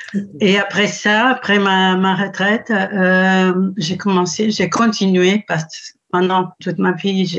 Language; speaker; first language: French; non-native, fluent; Kabuverdianu